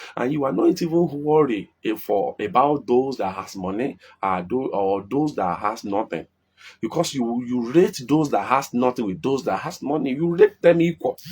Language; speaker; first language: English; non-native, local second language; Yoruba